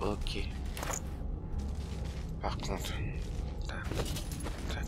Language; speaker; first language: French; native; French